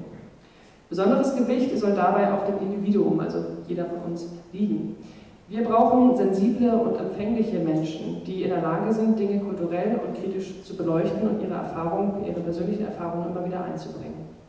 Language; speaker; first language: German; native; German